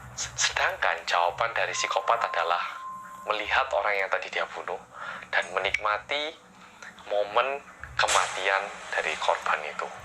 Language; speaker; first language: Indonesian; non-native, fluent; Korean